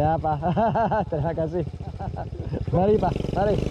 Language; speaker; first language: Indonesian; non-native, fluent; English